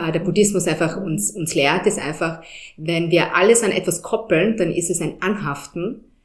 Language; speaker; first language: German; early bilingual, heritage; German